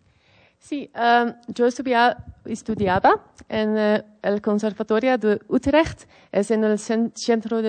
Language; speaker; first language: Spanish; non-native, learner; Dutch